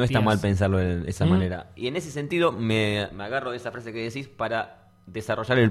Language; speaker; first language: Spanish; native; Spanish